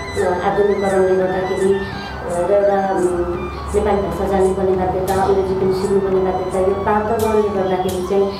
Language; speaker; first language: Nepali; non-native, local second language; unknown